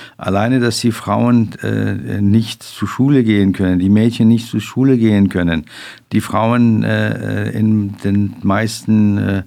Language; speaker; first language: German; non-native, fluent; Persian